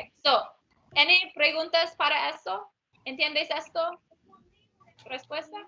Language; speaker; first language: Spanish; non-native, learner; English